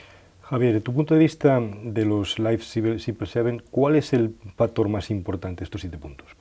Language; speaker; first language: Spanish; native; Spanish